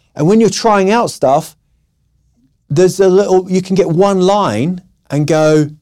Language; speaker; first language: English; native; English